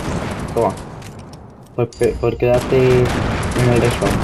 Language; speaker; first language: Spanish; native; Spanish